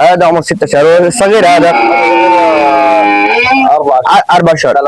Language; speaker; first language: Arabic; non-native, learner; Bangla